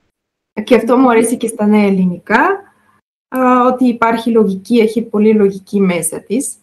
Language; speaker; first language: Greek; non-native, fluent; Bulgarian